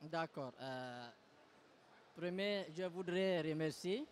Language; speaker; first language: French; non-native, learner; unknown